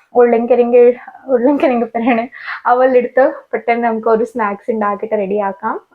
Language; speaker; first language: Malayalam; non-native, learner; Hindi